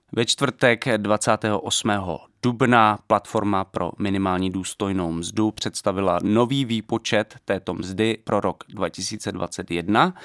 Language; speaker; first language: Czech; native; Czech